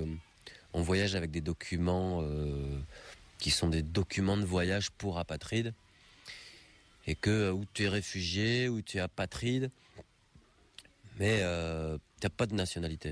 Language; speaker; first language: French; native; French